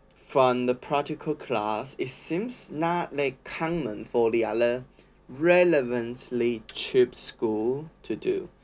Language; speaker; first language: English; non-native, learner; Chinese